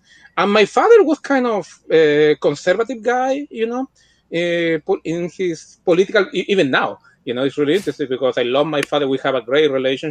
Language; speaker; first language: English; non-native, fluent; Spanish